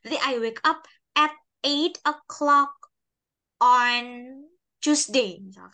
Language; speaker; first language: English; non-native, fluent; Indonesian